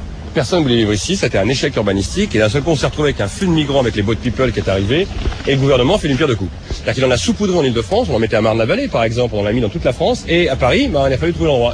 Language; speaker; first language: French; native; French